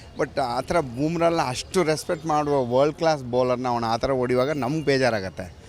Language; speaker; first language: Kannada; native; Kannada